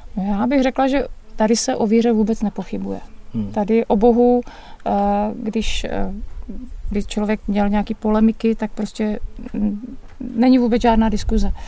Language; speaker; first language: Czech; native; Czech